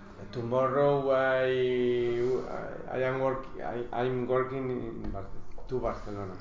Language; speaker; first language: English; non-native, learner; Spanish